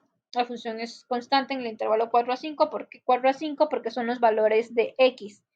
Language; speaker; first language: Spanish; native; Spanish